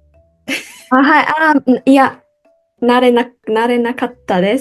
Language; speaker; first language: Japanese; non-native, learner; English